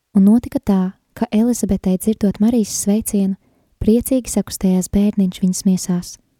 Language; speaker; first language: Latvian; native; Latvian